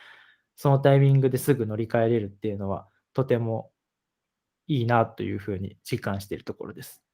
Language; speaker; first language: Japanese; native; Japanese